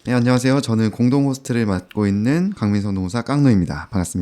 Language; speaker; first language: Korean; native; Korean